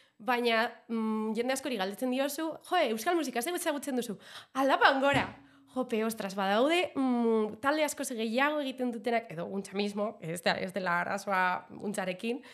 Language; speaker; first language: Basque; non-native, local second language; Spanish